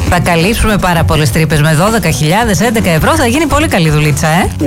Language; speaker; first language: Greek; native; Greek